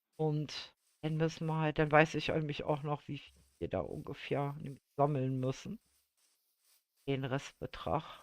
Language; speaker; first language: German; native; German